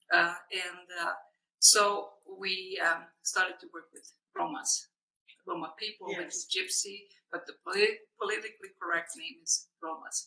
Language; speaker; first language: English; non-native, fluent; Hungarian